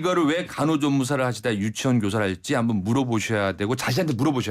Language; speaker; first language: Korean; native; Korean